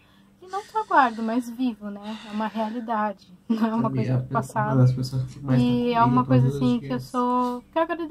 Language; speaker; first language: Portuguese; native; Portuguese